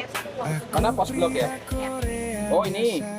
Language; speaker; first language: Indonesian; non-native, learner; Korean